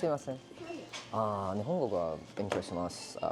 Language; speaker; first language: Japanese; non-native, learner; English